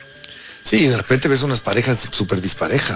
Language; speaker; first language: Spanish; native; Spanish